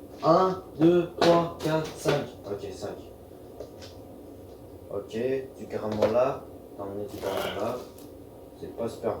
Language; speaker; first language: French; native; French